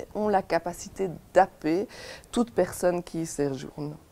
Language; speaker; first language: French; native; French